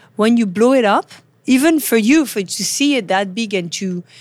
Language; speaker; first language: English; non-native, fluent; French